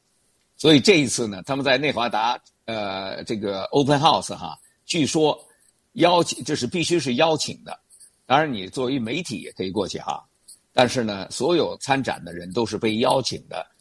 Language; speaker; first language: Chinese; native; Chinese